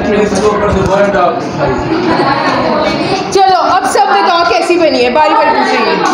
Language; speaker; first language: Hindi; native; Hindi